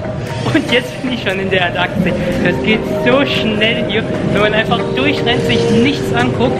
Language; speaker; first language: German; native; German